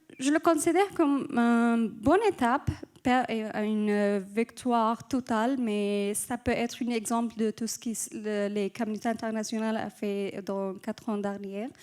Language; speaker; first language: French; non-native, fluent; Persian